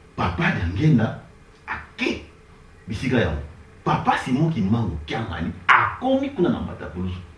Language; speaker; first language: Lingala; non-native, local second language; Kongo